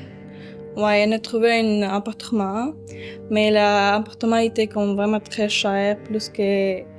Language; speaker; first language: French; early bilingual, other home language; Arabic